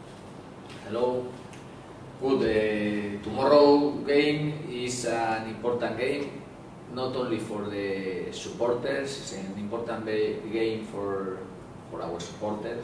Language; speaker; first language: English; non-native, learner; Spanish